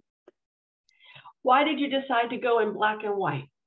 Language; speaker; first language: English; native; English